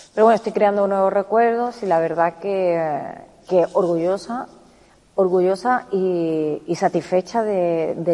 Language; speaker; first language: Spanish; native; Spanish